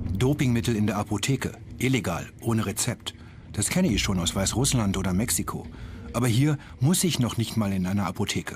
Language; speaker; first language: German; native; German